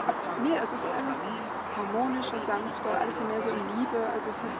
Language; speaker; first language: German; native; German